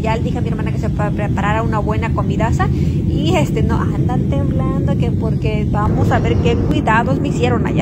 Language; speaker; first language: Spanish; native; Spanish